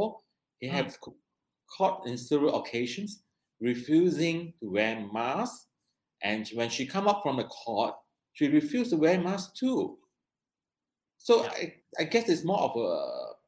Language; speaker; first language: English; non-native, local second language; Cantonese